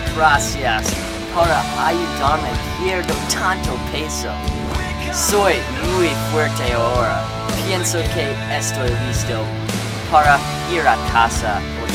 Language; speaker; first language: Spanish; non-native, learner; English